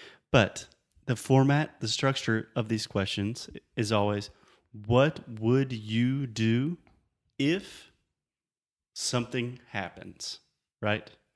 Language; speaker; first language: English; native; English